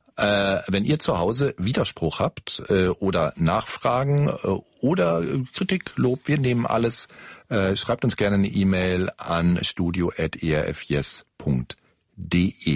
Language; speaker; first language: German; native; German